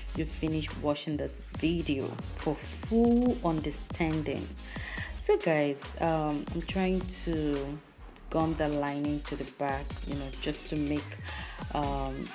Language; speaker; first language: English; non-native, local second language; Yoruba